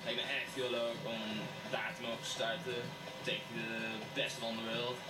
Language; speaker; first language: Dutch; non-native, fluent; English